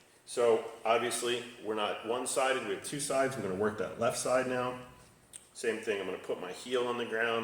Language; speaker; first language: English; native; English